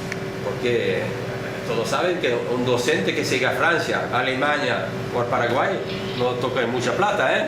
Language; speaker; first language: Spanish; non-native, learner; French